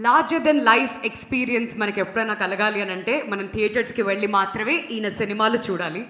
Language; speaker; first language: Telugu; native; Telugu